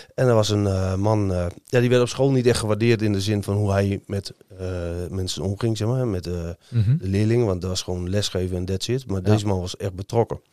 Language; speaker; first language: Dutch; native; Dutch